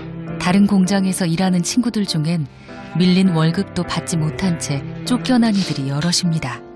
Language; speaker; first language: Korean; native; Korean